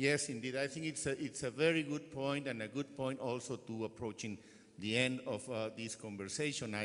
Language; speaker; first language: English; non-native, fluent; Spanish